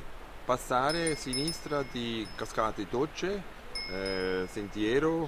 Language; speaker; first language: Italian; non-native, learner; German